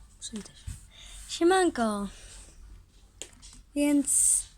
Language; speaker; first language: Polish; native; Polish